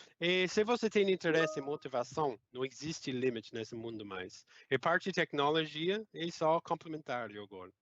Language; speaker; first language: Portuguese; non-native, fluent; English